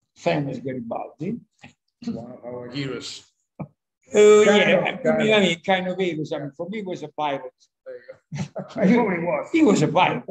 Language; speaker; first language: English; non-native, fluent; Italian